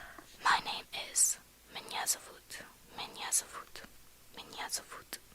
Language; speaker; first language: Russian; non-native, learner; English